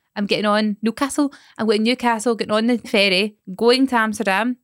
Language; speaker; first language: English; native; English